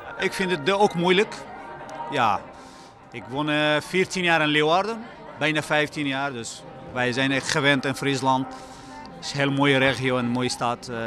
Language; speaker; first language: Dutch; non-native, learner; Kurdish